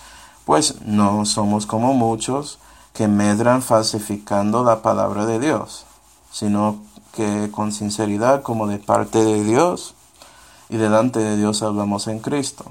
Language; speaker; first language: Spanish; non-native, fluent; English